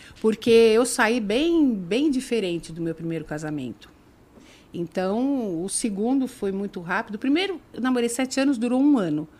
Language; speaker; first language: Portuguese; native; Portuguese